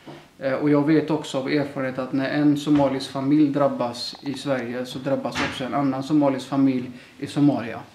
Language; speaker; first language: Swedish; early bilingual, other home language; Somali